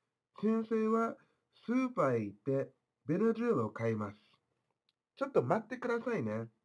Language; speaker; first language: Japanese; non-native, learner; English